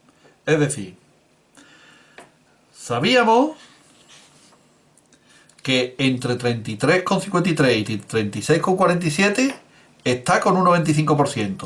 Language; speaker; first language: Spanish; native; Spanish